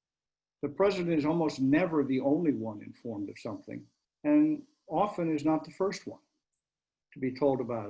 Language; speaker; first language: English; native; English